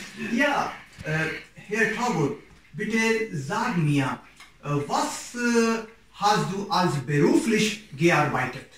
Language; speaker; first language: German; non-native, learner; Urdu